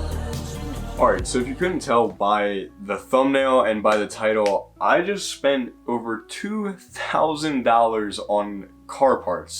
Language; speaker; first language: English; native; English